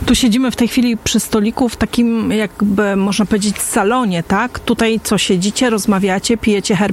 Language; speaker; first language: Polish; native; Polish